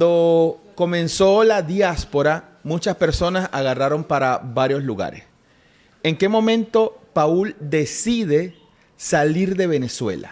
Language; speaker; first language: Spanish; native; Spanish